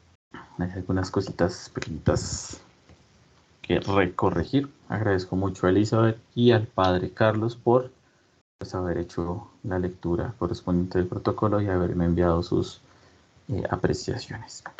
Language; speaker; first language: Spanish; native; Spanish